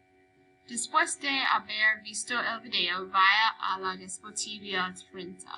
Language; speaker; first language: Spanish; non-native, fluent; English